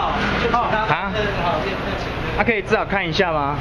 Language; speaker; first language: Chinese; native; Chinese